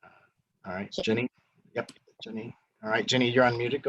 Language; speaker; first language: English; native; English